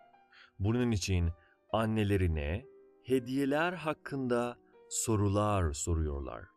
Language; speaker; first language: Turkish; non-native, fluent; Persian